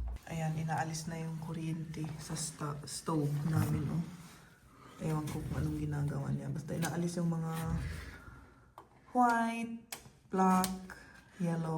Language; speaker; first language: Filipino; non-native, fluent; German